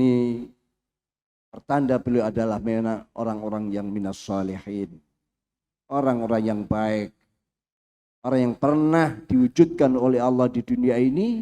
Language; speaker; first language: Indonesian; native; Indonesian